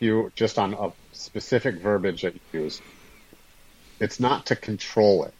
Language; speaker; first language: English; native; English